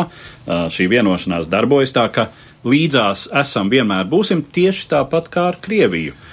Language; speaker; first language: Latvian; early bilingual, heritage; Latvian